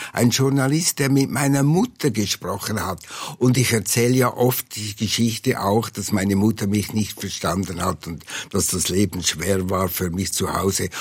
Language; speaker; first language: German; native; German